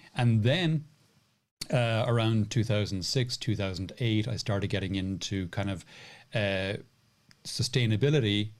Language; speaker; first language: English; native; English